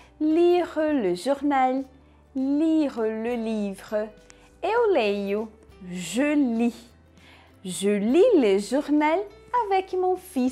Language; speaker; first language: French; non-native, fluent; Portuguese